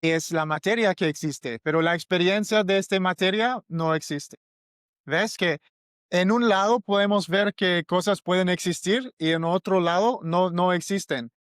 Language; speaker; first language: Spanish; non-native, learner; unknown